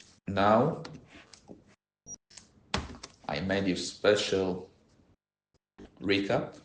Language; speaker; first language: English; non-native, learner; Hebrew